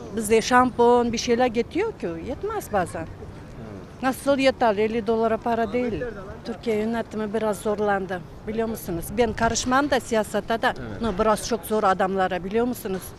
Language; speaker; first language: Turkish; non-native, learner; Uzbek